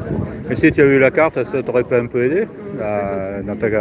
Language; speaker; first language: French; native; French